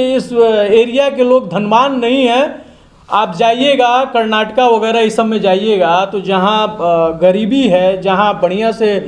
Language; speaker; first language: Hindi; native; Hindi